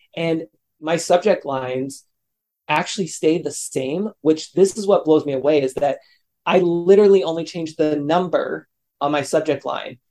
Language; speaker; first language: English; native; English